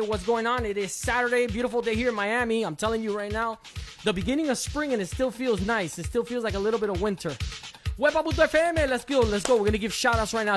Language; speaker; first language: English; early bilingual, other home language; Spanish